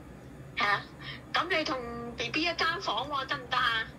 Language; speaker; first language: Cantonese; native; Cantonese